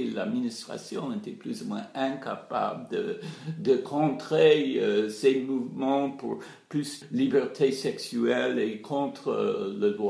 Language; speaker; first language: French; non-native, fluent; English